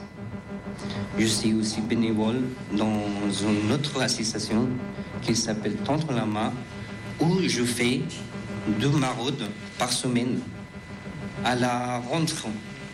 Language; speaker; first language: French; non-native, fluent; Persian